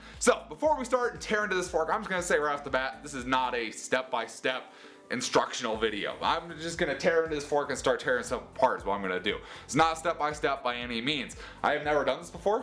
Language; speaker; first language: English; native; English